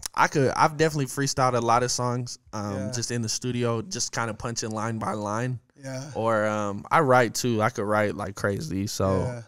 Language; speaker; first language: English; native; English